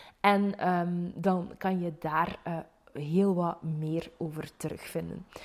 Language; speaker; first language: Dutch; native; Dutch